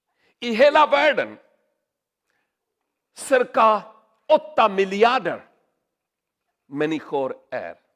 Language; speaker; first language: Swedish; non-native, learner; Urdu